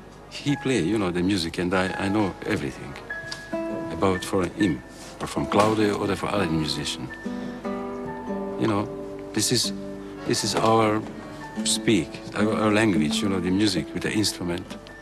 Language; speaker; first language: English; non-native, learner; Hungarian